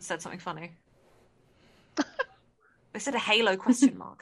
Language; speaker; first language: English; native; English